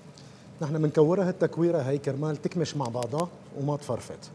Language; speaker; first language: Arabic; native; Arabic